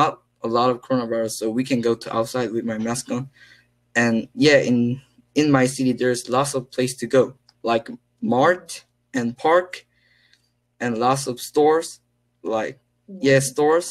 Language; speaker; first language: English; non-native, learner; Korean